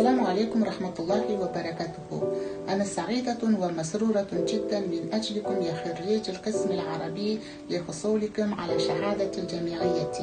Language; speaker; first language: Arabic; non-native, fluent; Kazakh